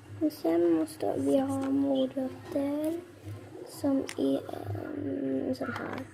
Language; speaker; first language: Swedish; early bilingual, other home language; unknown